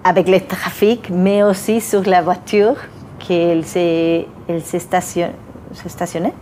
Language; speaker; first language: French; non-native, fluent; Spanish